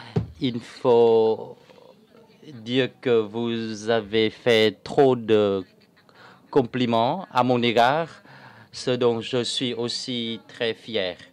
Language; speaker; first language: French; non-native, fluent; Vietnamese